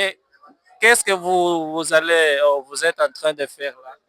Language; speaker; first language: French; non-native, fluent; Portuguese